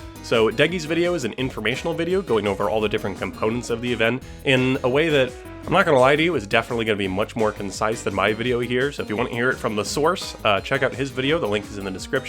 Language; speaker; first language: English; native; English